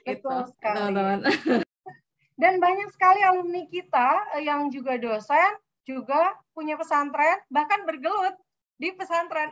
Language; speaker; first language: Indonesian; native; Indonesian